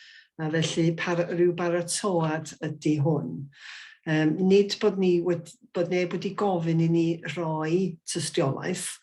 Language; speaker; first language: Welsh; native; Welsh